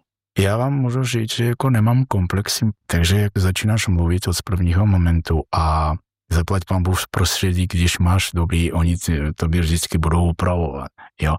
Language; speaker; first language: Czech; non-native, learner; Georgian